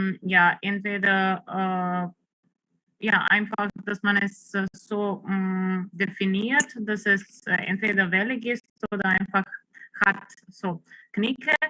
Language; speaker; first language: German; non-native, fluent; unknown